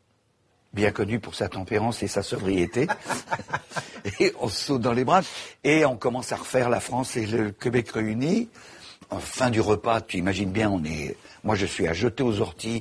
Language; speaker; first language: French; native; French